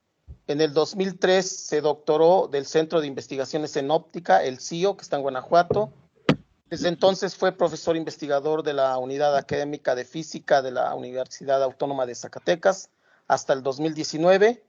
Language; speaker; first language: Spanish; native; Spanish